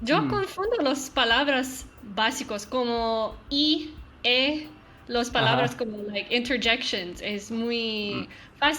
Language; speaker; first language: Spanish; non-native, learner; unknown